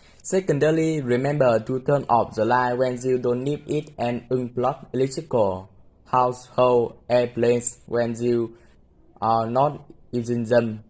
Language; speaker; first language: English; non-native, learner; Vietnamese